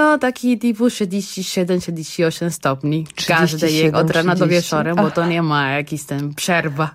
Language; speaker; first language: Polish; non-native, learner; Spanish